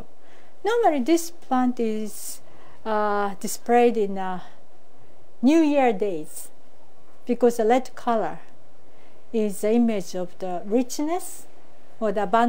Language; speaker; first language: English; non-native, fluent; Japanese